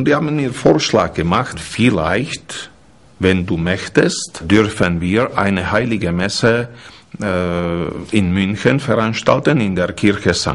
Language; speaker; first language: German; non-native, fluent; Romanian